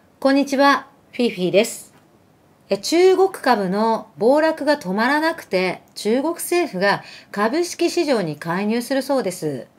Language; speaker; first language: Japanese; early bilingual, other home language; Arabic